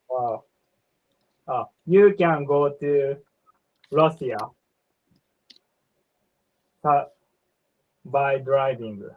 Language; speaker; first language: English; non-native, learner; Japanese